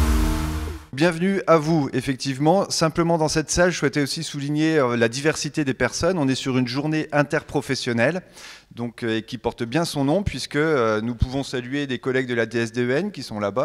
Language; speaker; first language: French; native; French